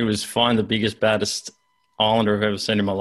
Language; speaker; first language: English; native; English